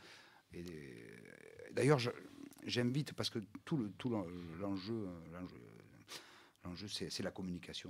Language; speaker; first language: French; native; French